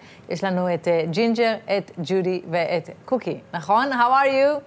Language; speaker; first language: Hebrew; native; Hebrew